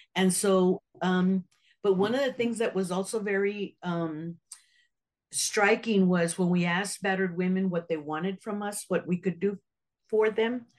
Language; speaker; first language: English; native; English